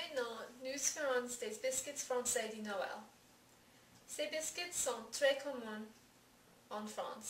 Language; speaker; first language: French; non-native, learner; English